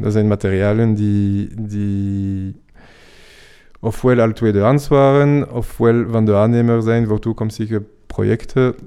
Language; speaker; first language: Dutch; non-native, fluent; French